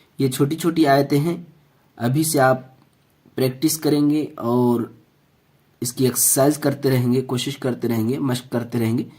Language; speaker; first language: Urdu; native; Urdu